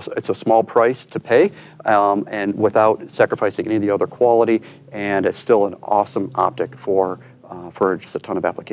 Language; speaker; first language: English; native; English